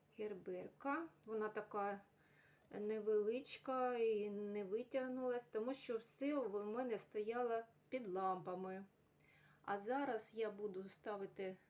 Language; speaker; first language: Ukrainian; non-native, local second language; Russian